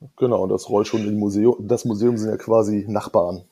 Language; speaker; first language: German; native; German